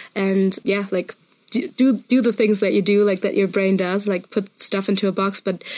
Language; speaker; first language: English; non-native, fluent; German